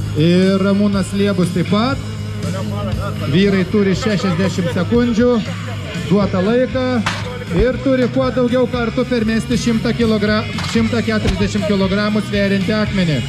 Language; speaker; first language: Lithuanian; native; Lithuanian